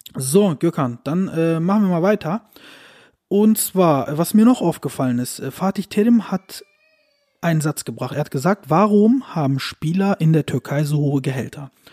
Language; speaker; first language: German; early bilingual, other home language; Turkish